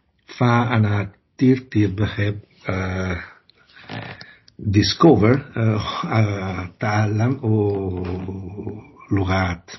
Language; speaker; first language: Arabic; non-native, learner; Italian